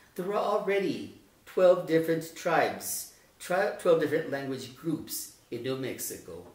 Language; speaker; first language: English; native; English